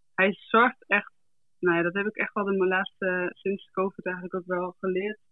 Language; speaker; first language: Dutch; native; Dutch